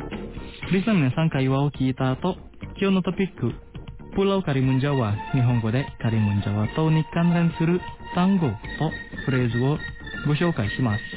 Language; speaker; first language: Japanese; non-native, fluent; Indonesian